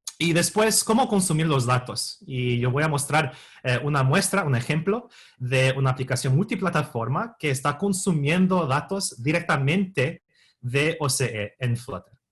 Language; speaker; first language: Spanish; non-native, fluent; English